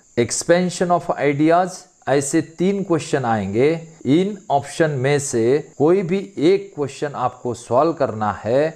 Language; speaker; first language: Hindi; non-native, local second language; Marathi